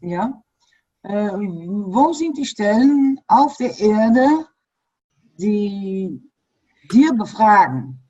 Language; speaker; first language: German; non-native, learner; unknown